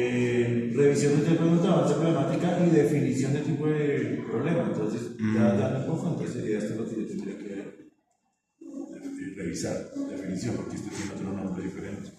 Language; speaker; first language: Spanish; native; Spanish